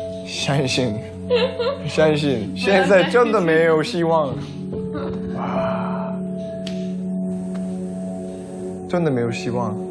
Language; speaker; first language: Chinese; non-native, learner; Korean